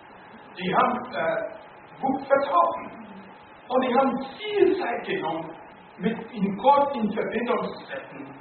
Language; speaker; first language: German; non-native, learner; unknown